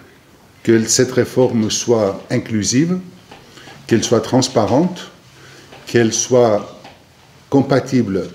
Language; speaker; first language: French; non-native, fluent; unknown